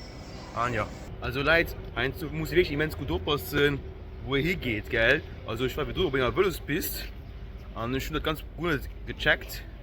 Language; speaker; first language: German; non-native, local second language; Luxembourgish